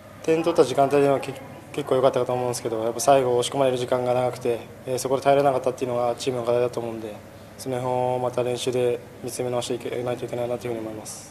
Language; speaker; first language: Japanese; native; Japanese